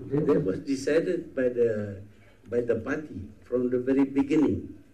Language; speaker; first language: English; non-native, local second language; Malay